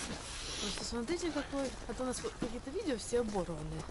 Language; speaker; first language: Russian; native; Russian